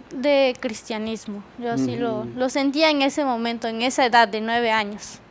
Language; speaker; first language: Spanish; native; Spanish